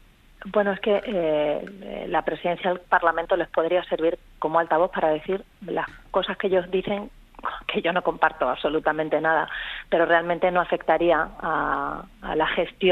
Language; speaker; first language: Spanish; native; Spanish